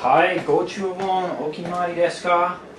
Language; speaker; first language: Japanese; non-native, learner; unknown